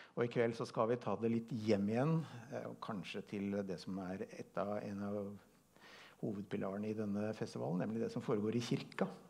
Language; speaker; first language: Norwegian; native; Norwegian